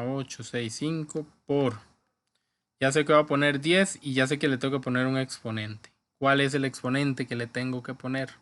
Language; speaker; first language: Spanish; native; Spanish